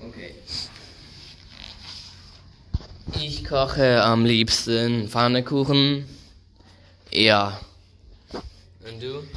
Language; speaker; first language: German; non-native, learner; English